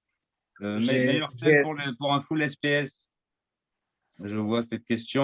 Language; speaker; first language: French; native; French